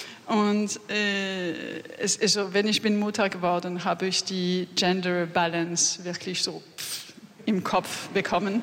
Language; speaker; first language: German; non-native, learner; French